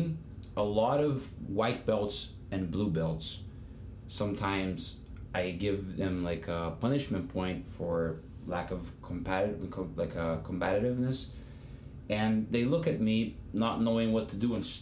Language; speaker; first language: English; non-native, fluent; Portuguese